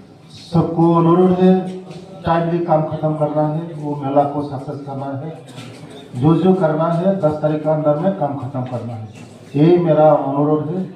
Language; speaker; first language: Hindi; non-native, local second language; Kok Borok